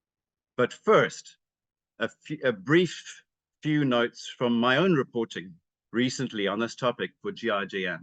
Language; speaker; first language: English; native; English